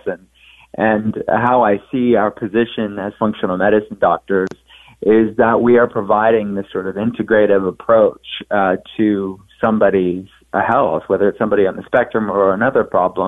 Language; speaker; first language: English; native; English